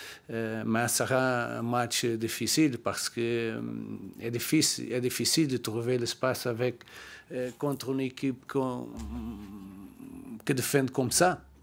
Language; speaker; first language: French; non-native, learner; Portuguese